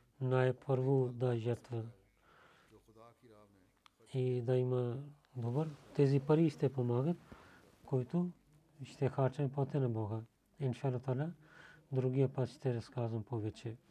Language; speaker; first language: Bulgarian; non-native, learner; Urdu